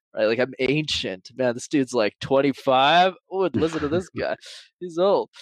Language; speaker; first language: English; native; English